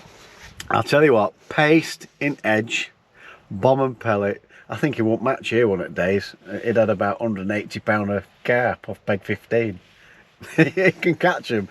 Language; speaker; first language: English; native; English